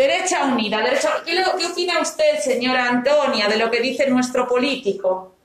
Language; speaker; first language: Spanish; non-native, fluent; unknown